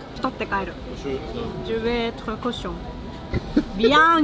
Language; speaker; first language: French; non-native, learner; Japanese